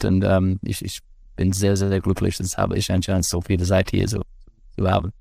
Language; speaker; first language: German; non-native, learner; English